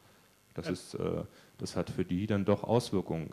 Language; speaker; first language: German; native; German